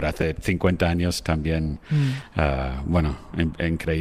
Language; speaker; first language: Spanish; non-native, fluent; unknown